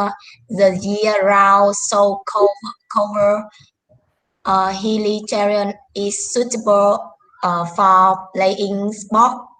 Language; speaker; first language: English; non-native, learner; Vietnamese